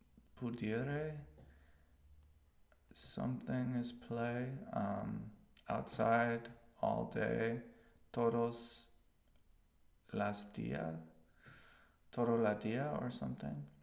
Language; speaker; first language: Spanish; non-native, learner; English